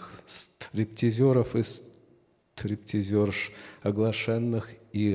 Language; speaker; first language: Russian; native; Russian